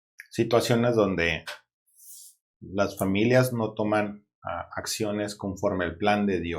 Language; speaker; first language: Spanish; native; Spanish